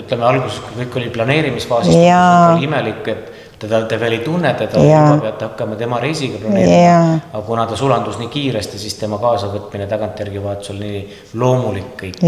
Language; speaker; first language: Estonian; native; Estonian